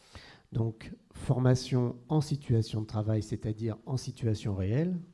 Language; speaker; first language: French; native; French